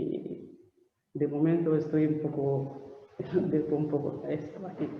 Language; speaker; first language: Spanish; non-native, learner; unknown